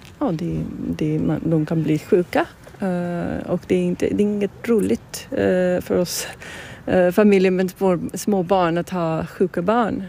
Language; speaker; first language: Swedish; non-native, fluent; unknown